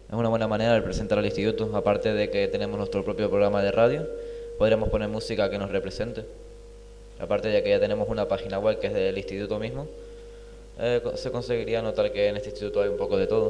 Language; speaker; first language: Spanish; native; Spanish